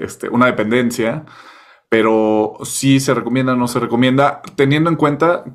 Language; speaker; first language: Spanish; native; Spanish